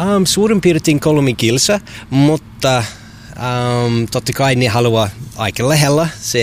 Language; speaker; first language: Finnish; non-native, learner; English